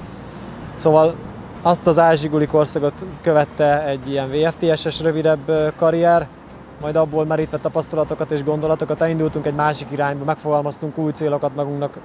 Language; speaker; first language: Hungarian; native; Hungarian